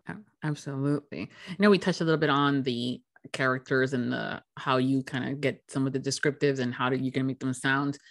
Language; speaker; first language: English; native; English